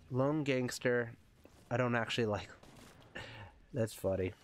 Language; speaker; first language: English; native; English